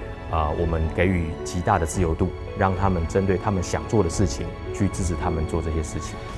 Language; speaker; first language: Chinese; native; Chinese